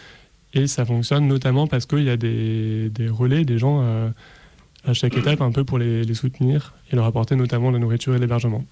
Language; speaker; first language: French; native; French